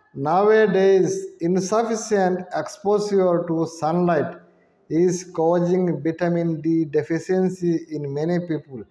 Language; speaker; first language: English; non-native, local second language; Bangla